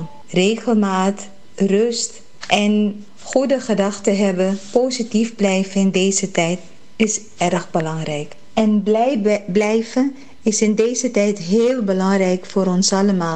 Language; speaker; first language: Dutch; early bilingual, heritage; Caribbean Hindustani